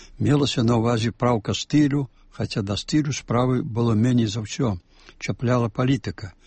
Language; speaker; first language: Belarusian; native; Belarusian